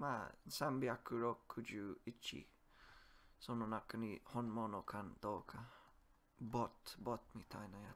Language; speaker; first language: Japanese; non-native, learner; English